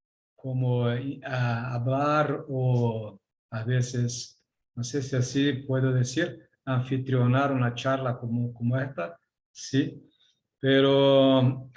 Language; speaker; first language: Spanish; non-native, learner; Portuguese